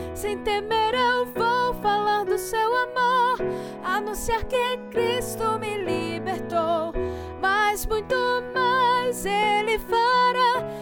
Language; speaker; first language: Portuguese; native; Portuguese